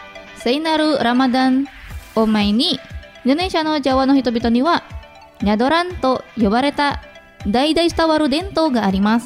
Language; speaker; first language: Japanese; non-native, fluent; Indonesian